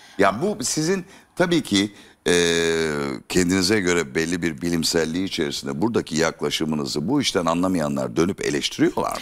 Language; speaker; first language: Turkish; native; Turkish